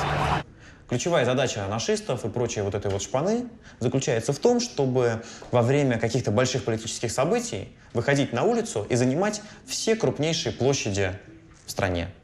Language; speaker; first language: Russian; native; Russian